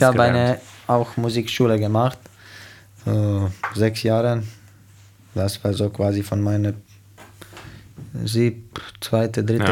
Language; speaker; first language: German; non-native, fluent; Slovenian